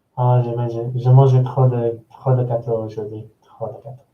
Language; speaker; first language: French; non-native, learner; English